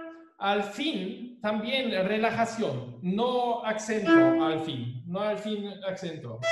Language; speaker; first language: Spanish; non-native, fluent; German